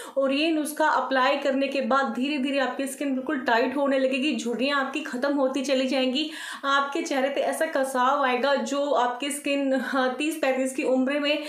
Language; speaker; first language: Hindi; native; Hindi